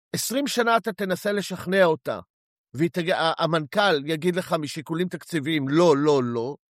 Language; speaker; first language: Hebrew; native; Hebrew